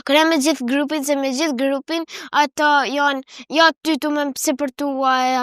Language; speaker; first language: Albanian; early bilingual, heritage; Albanian